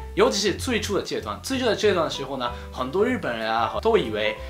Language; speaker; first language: Chinese; non-native, fluent; Japanese